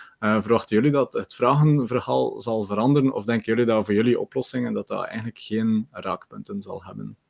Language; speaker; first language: Dutch; native; Dutch